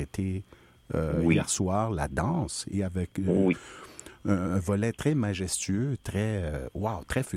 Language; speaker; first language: French; non-native, fluent; Spanish